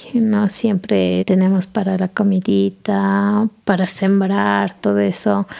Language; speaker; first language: Spanish; native; Spanish